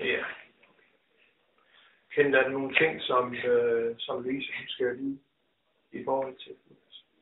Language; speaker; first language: Danish; native; Danish